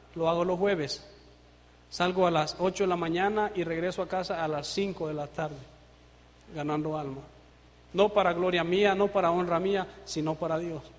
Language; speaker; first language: Spanish; native; Spanish